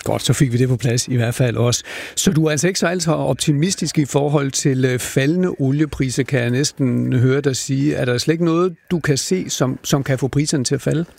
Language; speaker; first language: Danish; native; Danish